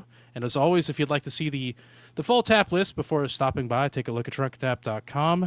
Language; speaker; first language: English; native; English